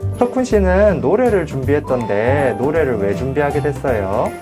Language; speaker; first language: Korean; native; Korean